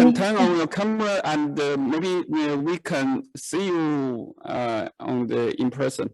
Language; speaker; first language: English; non-native, learner; Chinese